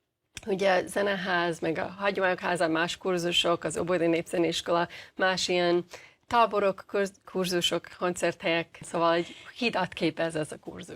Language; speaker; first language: Hungarian; non-native, fluent; English